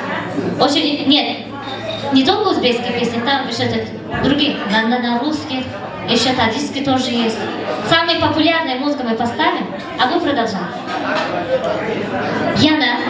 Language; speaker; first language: Russian; non-native, local second language; Uzbek